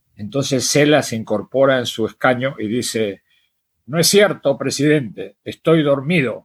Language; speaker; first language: Spanish; native; Spanish